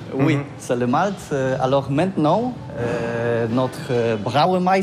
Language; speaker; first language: French; non-native, learner; Polish